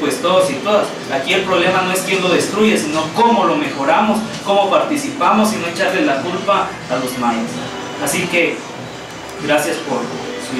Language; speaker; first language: Spanish; native; Spanish